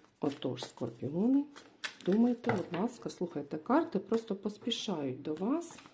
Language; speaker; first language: Ukrainian; non-native, local second language; Russian